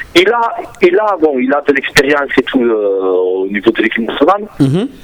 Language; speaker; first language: French; native; French